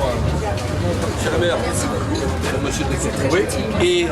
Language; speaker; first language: French; native; French